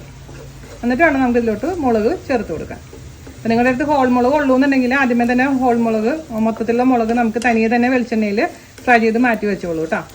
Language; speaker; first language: Malayalam; native; Malayalam